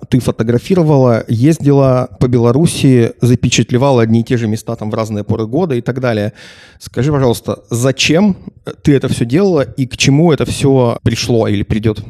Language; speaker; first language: Russian; native; Russian